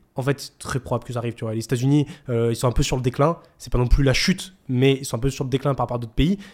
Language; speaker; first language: French; native; French